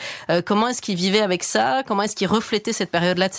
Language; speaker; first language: French; native; French